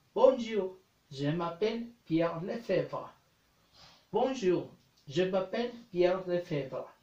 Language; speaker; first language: French; non-native, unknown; Spanish